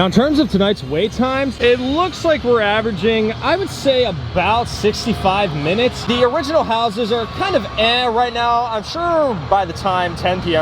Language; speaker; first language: English; native; English